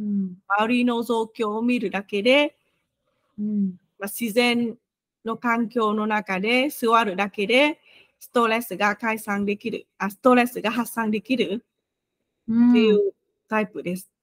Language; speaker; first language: Japanese; non-native, fluent; Vietnamese